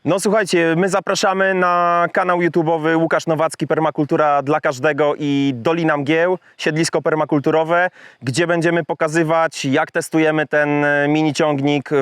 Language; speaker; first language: Polish; native; Polish